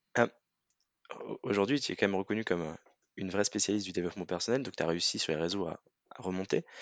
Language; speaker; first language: French; native; French